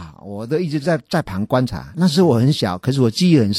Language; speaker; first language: Chinese; native; Chinese